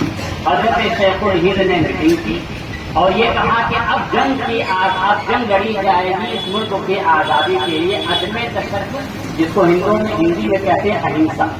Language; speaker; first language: Urdu; native; Urdu